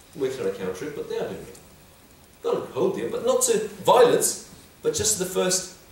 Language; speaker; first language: English; native; English